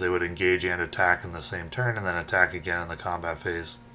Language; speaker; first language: English; native; English